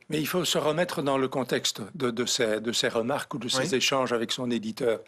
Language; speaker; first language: French; native; French